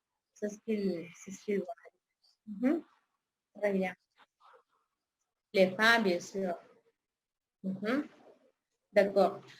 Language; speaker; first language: French; non-native, fluent; Spanish